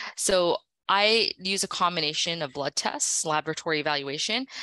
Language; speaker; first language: English; native; English